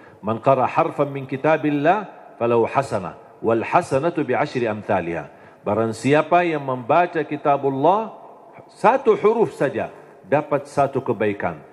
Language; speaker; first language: Indonesian; non-native, fluent; Arabic